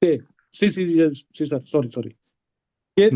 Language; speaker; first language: Spanish; non-native, learner; Urdu